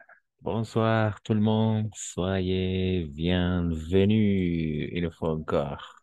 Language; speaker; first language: French; non-native, fluent; Spanish